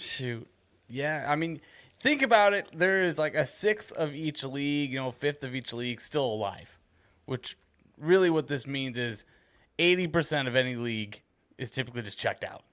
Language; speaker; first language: English; native; English